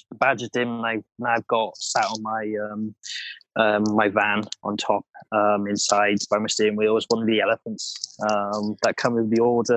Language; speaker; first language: English; native; English